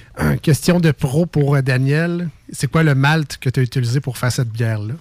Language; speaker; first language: French; native; French